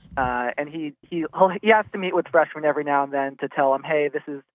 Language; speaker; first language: English; native; English